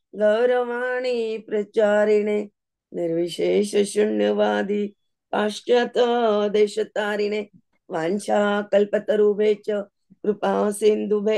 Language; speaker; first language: Hindi; non-native, local second language; Marathi